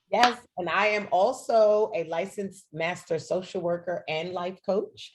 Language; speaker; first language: English; native; English